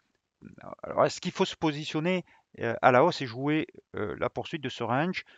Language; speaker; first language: French; native; French